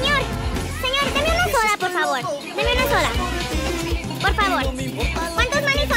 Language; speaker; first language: Spanish; early bilingual, heritage; English